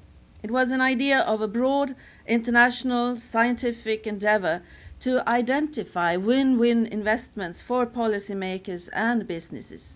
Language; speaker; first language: English; non-native, fluent; Swedish